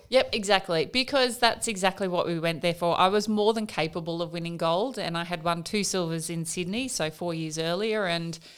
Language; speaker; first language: English; native; English